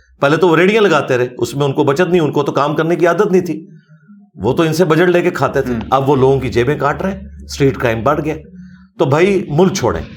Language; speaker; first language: Urdu; native; Urdu